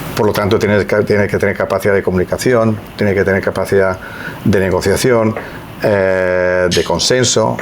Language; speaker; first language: Spanish; non-native, fluent; Italian